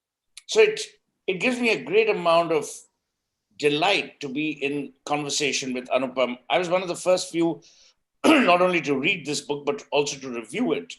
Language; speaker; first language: English; non-native, local second language; Hindi